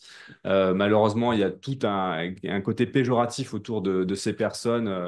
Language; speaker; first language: French; native; French